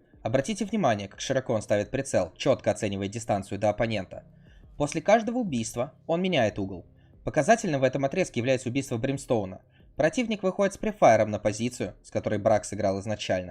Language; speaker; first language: Russian; native; Russian